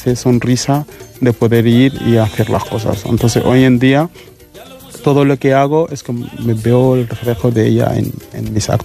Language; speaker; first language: Spanish; non-native, fluent; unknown